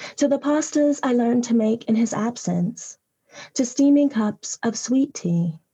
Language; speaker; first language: English; native; English